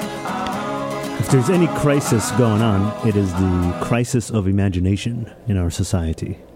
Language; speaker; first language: English; early bilingual, other home language; Hebrew